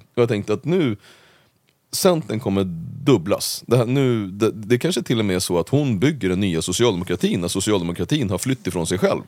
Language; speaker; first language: Swedish; native; Swedish